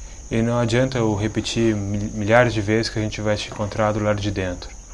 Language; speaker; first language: Portuguese; native; Portuguese